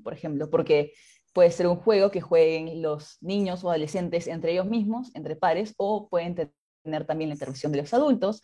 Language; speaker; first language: Spanish; native; Spanish